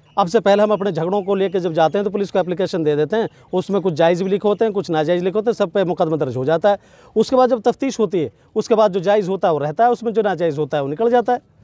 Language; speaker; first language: Hindi; native; Hindi